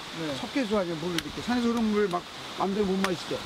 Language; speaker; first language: Korean; native; Korean